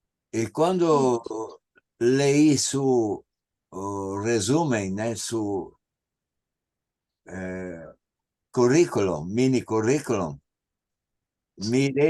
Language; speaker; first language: Spanish; non-native, learner; Portuguese